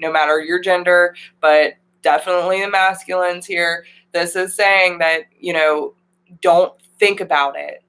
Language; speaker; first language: English; native; English